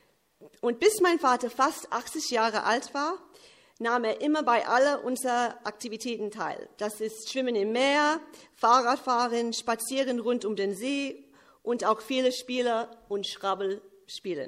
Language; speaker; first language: German; early bilingual, heritage; English